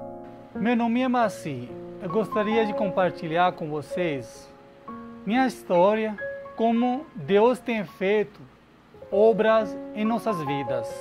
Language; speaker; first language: Portuguese; non-native, learner; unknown